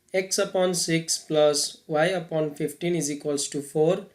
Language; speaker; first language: English; non-native, local second language; Nepali